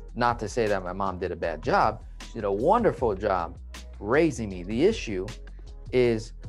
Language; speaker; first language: English; native; English